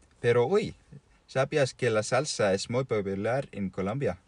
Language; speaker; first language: Spanish; non-native, learner; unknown